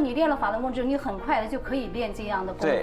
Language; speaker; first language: Chinese; native; Chinese